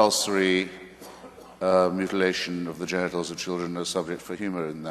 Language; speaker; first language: English; native; English